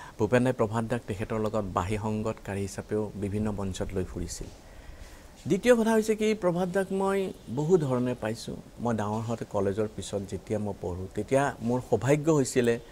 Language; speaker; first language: Assamese; native; Assamese